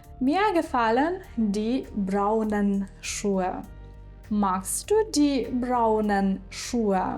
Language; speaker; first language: German; non-native, fluent; Ukrainian